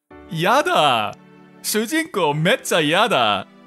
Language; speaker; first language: Japanese; non-native, fluent; English